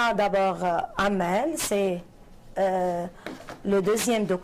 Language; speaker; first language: French; non-native, fluent; Arabic